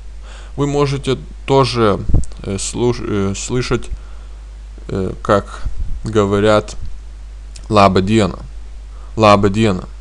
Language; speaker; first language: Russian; non-native, fluent; Lithuanian